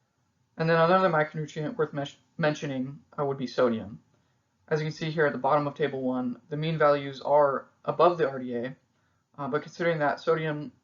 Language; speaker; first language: English; native; English